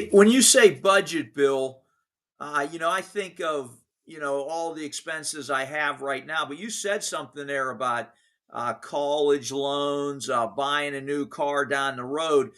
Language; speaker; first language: English; native; English